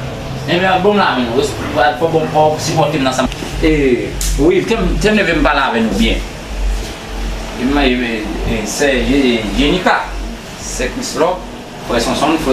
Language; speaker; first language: French; non-native, learner; Haitian Creole